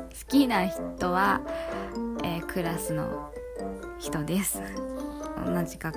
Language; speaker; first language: Japanese; non-native, learner; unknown